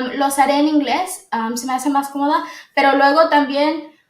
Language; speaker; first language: Spanish; early bilingual, other home language; English